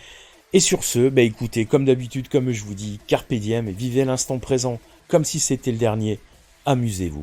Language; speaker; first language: French; native; French